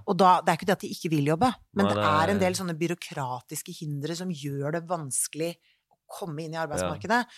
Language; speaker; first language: Norwegian; native; Norwegian